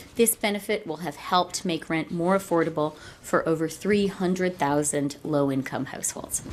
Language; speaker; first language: English; native; English